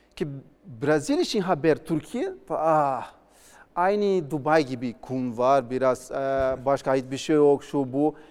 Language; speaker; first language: Turkish; non-native, learner; Portuguese